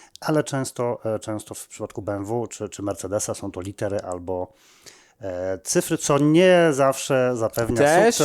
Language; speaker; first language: Polish; native; Polish